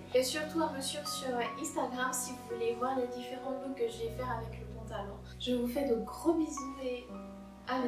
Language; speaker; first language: French; native; French